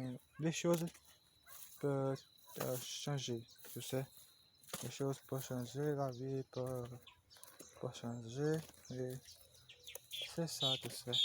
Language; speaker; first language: French; non-native, learner; Portuguese